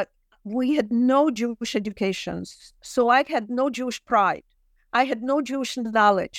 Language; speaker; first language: English; non-native, fluent; Russian